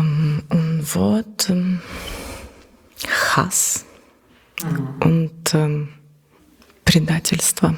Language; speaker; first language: German; non-native, learner; Russian